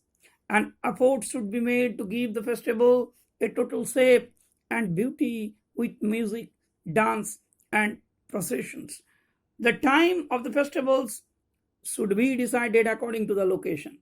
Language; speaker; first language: English; non-native, local second language; Bangla